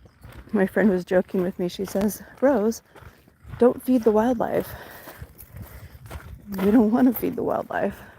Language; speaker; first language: English; native; English